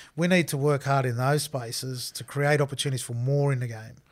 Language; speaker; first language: English; native; English